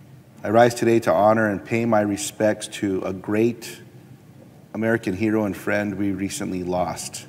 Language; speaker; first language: English; native; English